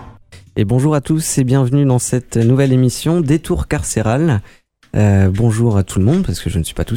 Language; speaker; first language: French; native; French